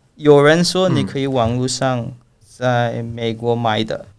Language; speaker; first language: Chinese; non-native, learner; Spanish